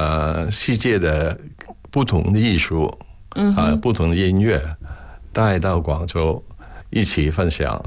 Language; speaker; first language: Chinese; non-native, local second language; Cantonese